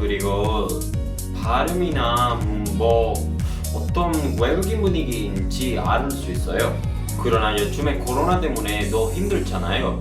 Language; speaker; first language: Korean; non-native, learner; Spanish